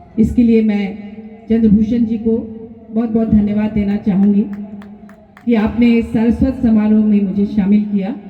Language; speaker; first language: Hindi; non-native, local second language; Bangla